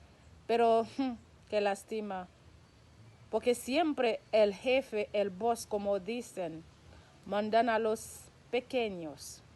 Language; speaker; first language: Spanish; non-native, local second language; Haitian Creole